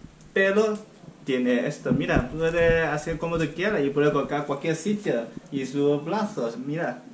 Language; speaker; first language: Spanish; non-native, learner; Chinese